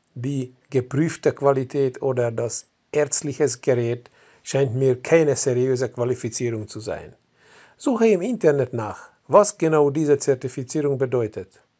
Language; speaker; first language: German; non-native, fluent; Hungarian